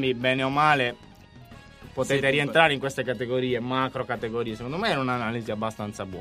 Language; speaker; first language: Italian; native; Italian